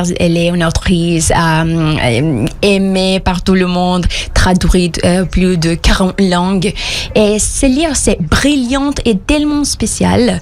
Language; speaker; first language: French; non-native, fluent; Spanish